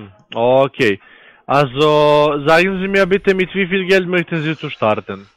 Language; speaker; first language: German; non-native, learner; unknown